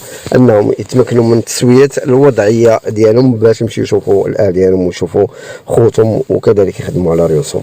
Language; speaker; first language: Arabic; native; Arabic